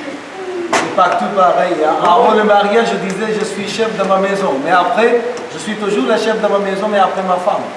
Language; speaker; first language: French; non-native, fluent; Hindi